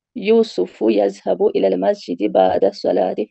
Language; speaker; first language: Arabic; non-native, learner; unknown